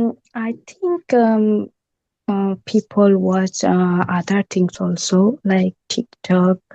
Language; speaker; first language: English; non-native, learner; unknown